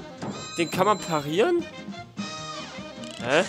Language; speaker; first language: German; native; German